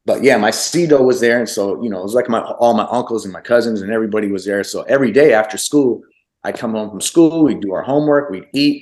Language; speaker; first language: English; early bilingual, other home language; Arabic